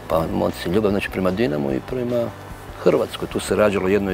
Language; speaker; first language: Croatian; native; Croatian